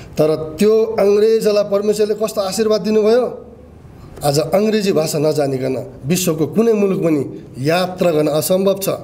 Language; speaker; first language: Nepali; non-native, local second language; Limbu